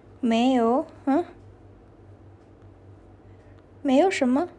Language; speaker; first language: Chinese; non-native, learner; Indonesian